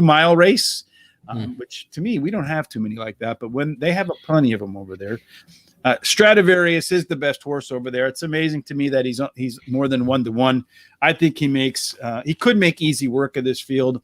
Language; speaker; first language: English; native; English